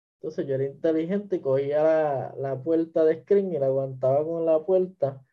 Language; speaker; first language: Spanish; native; Spanish